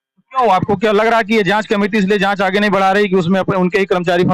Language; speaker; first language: Hindi; native; Hindi